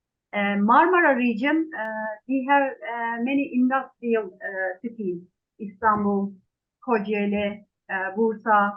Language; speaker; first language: English; non-native, fluent; Turkish